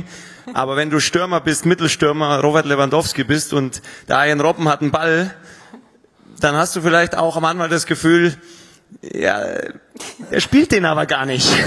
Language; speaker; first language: German; native; German